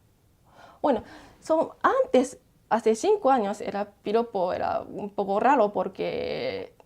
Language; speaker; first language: Spanish; non-native, learner; Japanese